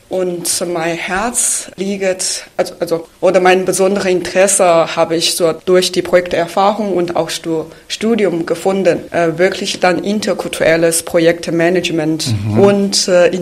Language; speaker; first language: German; non-native, fluent; Chinese